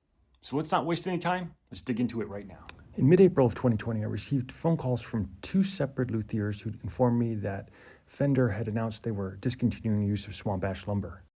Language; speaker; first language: English; native; English